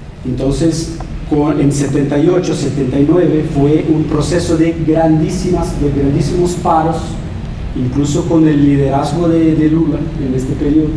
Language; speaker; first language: Spanish; non-native, fluent; Portuguese